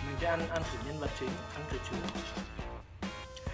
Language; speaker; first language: Vietnamese; native; Vietnamese